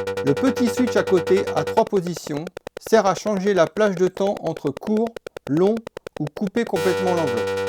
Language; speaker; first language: French; native; French